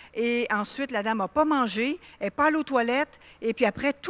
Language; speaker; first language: French; native; French